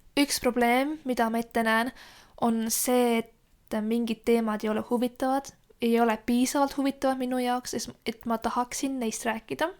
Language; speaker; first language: Estonian; native; Estonian